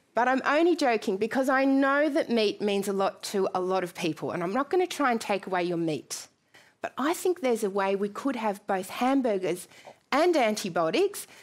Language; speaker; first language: English; native; English